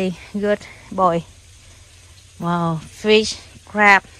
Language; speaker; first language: English; non-native, learner; Vietnamese